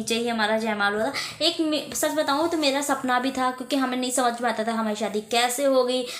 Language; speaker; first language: Hindi; native; Hindi